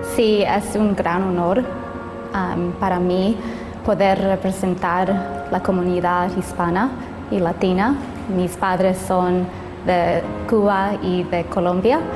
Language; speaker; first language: Spanish; early bilingual, heritage; Spanish